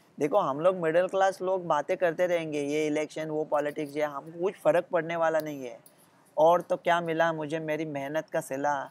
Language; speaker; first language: Hindi; non-native, local second language; Marathi